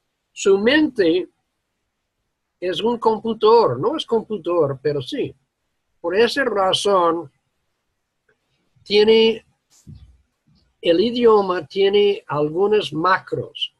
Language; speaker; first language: Spanish; non-native, learner; English